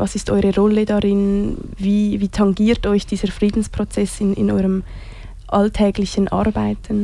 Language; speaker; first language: German; native; German